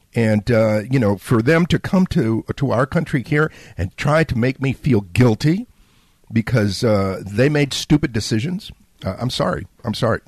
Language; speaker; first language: English; native; English